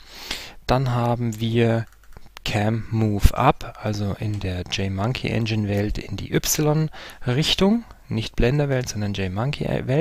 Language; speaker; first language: German; native; German